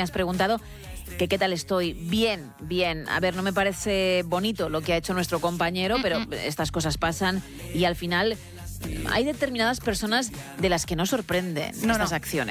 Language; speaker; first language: Spanish; native; Spanish